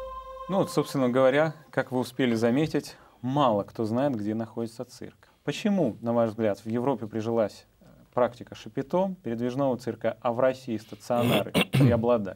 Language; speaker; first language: Russian; native; Russian